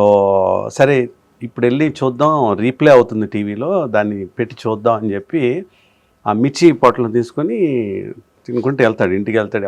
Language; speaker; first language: Telugu; native; Telugu